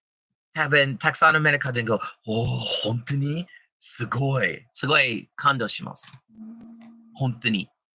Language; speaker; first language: Japanese; non-native, learner; English